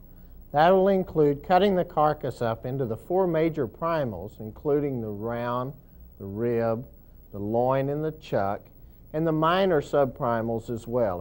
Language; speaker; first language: English; native; English